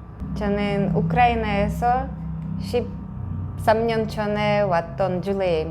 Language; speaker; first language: Korean; non-native, fluent; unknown